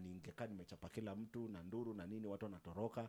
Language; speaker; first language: English; non-native, local second language; Swahili